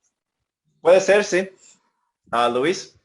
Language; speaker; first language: Spanish; non-native, fluent; English